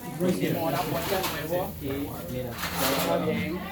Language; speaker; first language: Spanish; early bilingual, heritage; Spanish